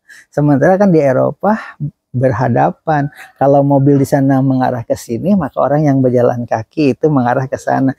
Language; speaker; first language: Indonesian; native; Indonesian